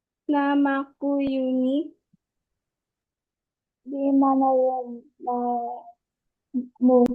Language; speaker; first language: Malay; non-native, learner; Filipino